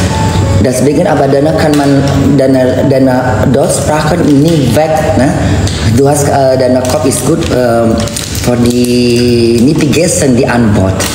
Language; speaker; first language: German; non-native, learner; Indonesian